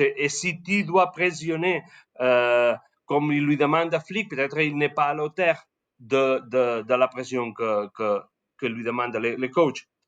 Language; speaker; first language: French; non-native, learner; Spanish